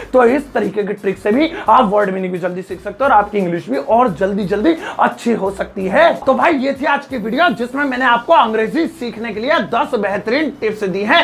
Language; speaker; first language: Hindi; native; Hindi